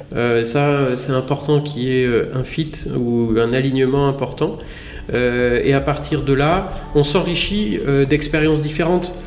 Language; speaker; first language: French; native; French